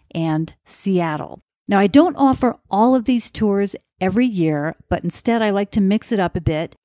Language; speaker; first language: English; native; English